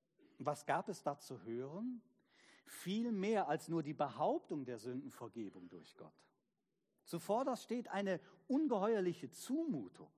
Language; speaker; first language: German; native; German